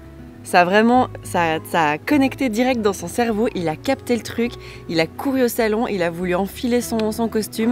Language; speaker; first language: French; native; French